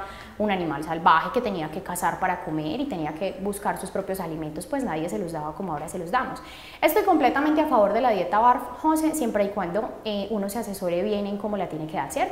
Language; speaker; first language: Spanish; native; Spanish